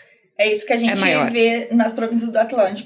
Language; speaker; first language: Portuguese; native; Portuguese